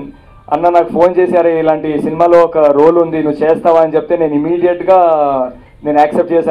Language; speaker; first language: Telugu; non-native, local second language; Urdu